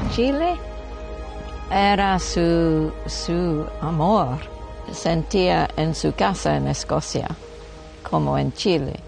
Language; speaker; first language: Spanish; non-native, local second language; English